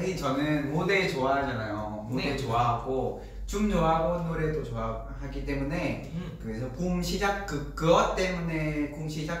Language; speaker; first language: Korean; non-native, learner; Vietnamese